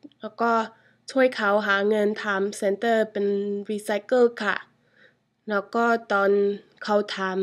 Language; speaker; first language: Thai; early bilingual, heritage; English